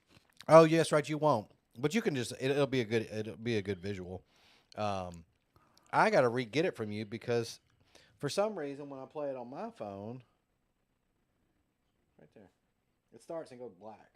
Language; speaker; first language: English; native; English